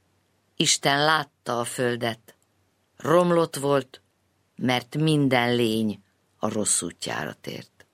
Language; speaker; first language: Hungarian; native; Hungarian